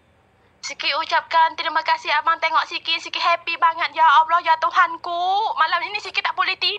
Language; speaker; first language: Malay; non-native, learner; Vietnamese